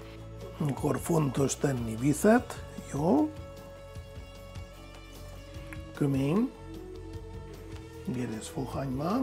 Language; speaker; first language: Hungarian; non-native, fluent; Spanish